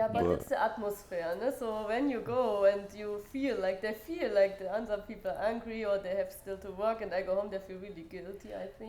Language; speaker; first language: English; non-native, fluent; German